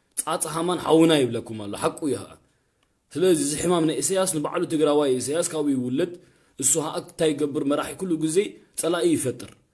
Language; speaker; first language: Tigrinya; early bilingual, heritage; Tigrinya